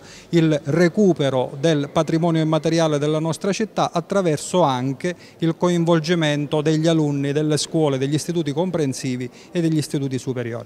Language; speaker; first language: Italian; native; Italian